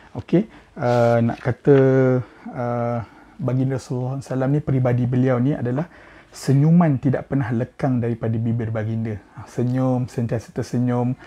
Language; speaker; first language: Malay; native; Malay